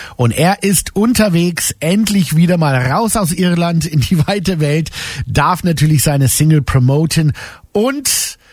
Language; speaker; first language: German; native; German